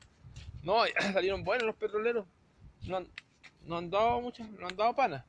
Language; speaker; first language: Spanish; native; Spanish